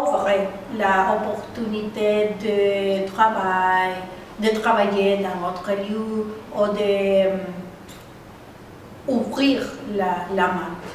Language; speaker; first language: French; non-native, learner; Spanish